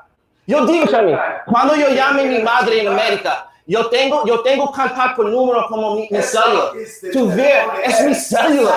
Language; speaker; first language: Spanish; non-native, learner; English